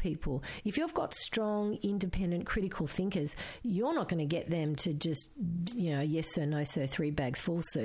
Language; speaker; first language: English; non-native, local second language; Croatian